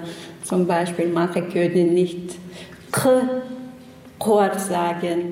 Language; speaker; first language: German; non-native, learner; Chechen